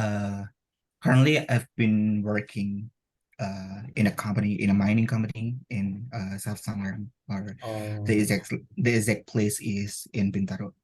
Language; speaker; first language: English; non-native, learner; Indonesian